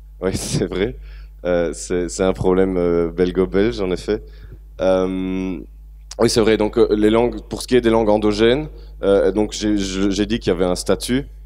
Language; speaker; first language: French; native; French